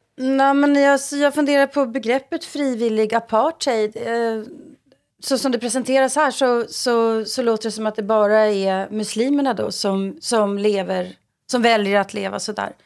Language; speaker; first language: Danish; non-native, learner; Swedish